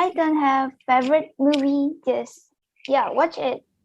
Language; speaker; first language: English; non-native, learner; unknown